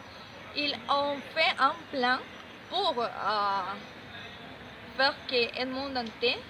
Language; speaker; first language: French; non-native, learner; Spanish